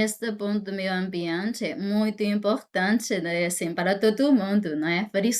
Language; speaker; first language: Portuguese; non-native, fluent; Chinese